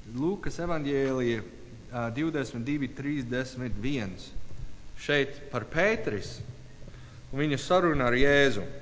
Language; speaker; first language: Latvian; non-native, learner; English